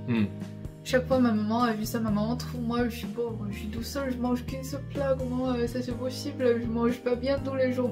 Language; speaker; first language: French; non-native, fluent; Chinese